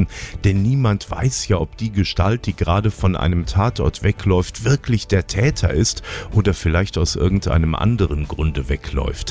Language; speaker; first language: German; native; German